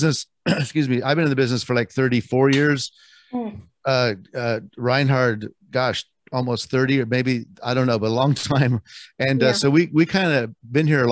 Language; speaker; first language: English; native; English